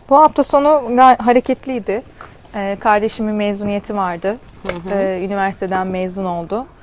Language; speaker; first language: Turkish; native; Turkish